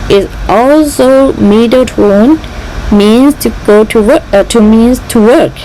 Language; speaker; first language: English; non-native, learner; Thai